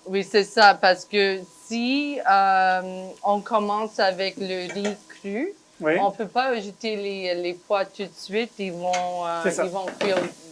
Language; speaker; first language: French; non-native, fluent; English